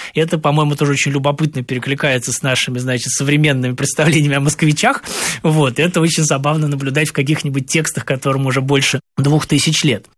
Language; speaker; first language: Russian; native; Russian